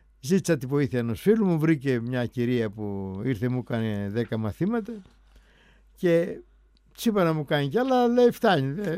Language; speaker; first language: Greek; native; Greek